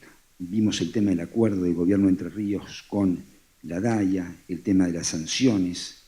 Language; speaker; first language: Spanish; native; Spanish